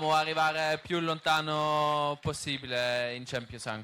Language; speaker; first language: Italian; non-native, fluent; Dutch